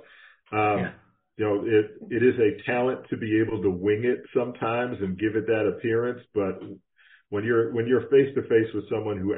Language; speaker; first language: English; native; English